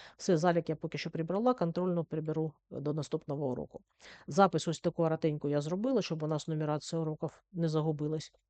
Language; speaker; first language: Ukrainian; native; Ukrainian